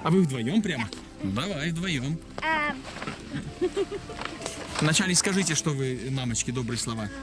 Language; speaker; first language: Russian; native; Russian